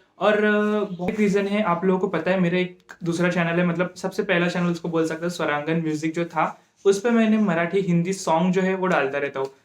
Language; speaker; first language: Hindi; non-native, local second language; Marathi